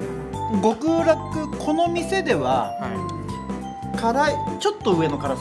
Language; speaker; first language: Japanese; native; Japanese